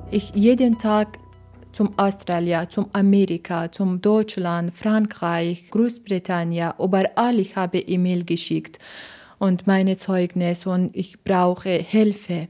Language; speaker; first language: German; non-native, learner; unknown